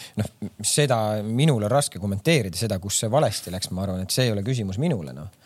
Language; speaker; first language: Estonian; native; Estonian